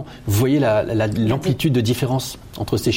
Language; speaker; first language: French; native; French